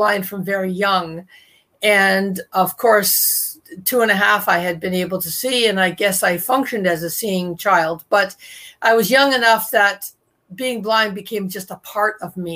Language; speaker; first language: English; native; English